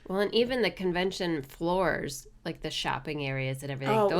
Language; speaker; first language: English; native; English